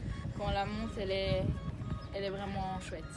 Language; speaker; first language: French; early bilingual, other home language; Italian